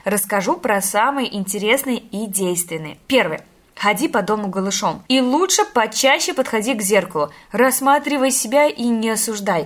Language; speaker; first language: Russian; native; Russian